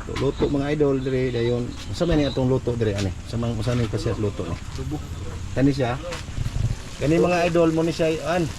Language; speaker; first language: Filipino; non-native, local second language; Cebuano